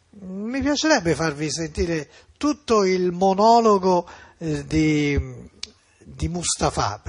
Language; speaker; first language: Italian; native; Italian